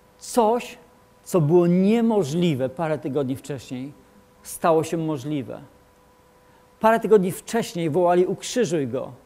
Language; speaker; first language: Polish; early bilingual, heritage; Polish